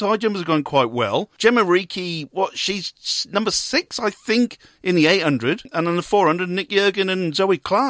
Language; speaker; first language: English; native; English